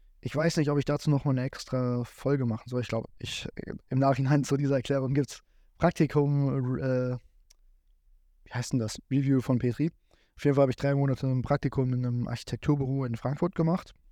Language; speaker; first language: German; native; German